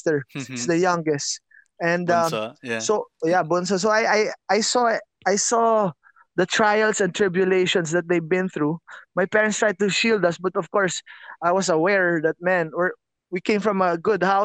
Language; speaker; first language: English; non-native, local second language; Filipino